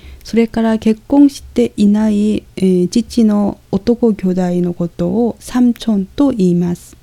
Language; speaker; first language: Japanese; non-native, fluent; Korean